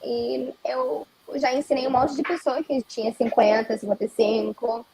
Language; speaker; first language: Portuguese; early bilingual, heritage; Portuguese